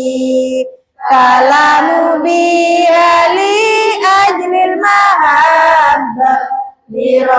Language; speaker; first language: Arabic; non-native, fluent; Indonesian